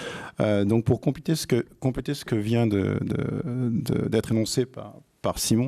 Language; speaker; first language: French; native; French